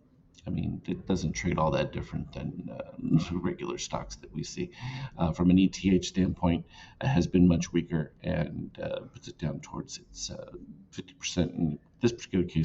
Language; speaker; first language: English; native; English